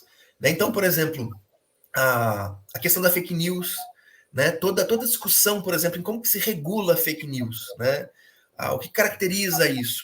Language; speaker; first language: Portuguese; native; Portuguese